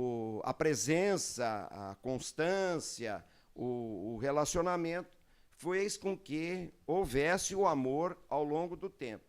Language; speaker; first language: Portuguese; early bilingual, other home language; Arabic